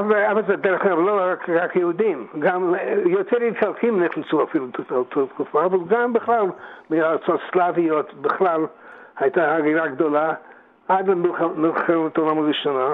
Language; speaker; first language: Hebrew; non-native, fluent; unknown